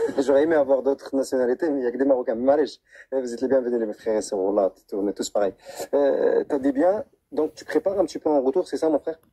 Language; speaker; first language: French; non-native, local second language; Arabic